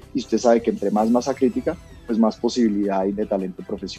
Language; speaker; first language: Spanish; native; Spanish